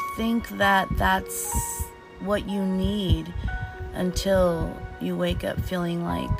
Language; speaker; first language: English; early bilingual, other home language; Portuguese